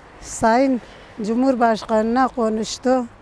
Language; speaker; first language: Turkish; non-native, local second language; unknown